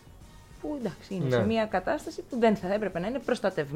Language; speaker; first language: Greek; native; Greek